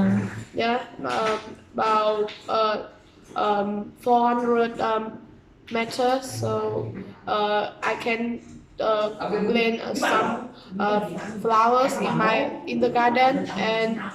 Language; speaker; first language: English; non-native, learner; Vietnamese